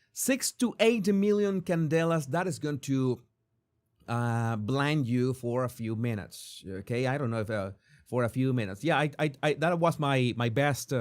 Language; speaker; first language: English; non-native, fluent; Spanish